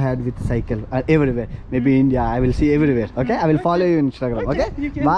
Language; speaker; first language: English; non-native, learner; Telugu